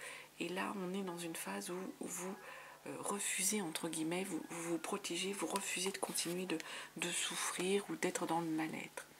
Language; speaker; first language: French; native; French